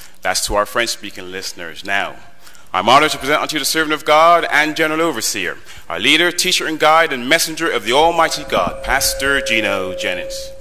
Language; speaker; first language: English; native; English